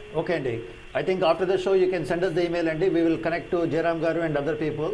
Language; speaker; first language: Telugu; native; Telugu